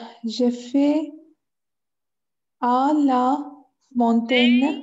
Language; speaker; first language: French; non-native, learner; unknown